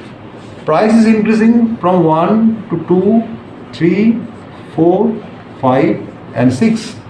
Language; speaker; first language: English; non-native, local second language; Bangla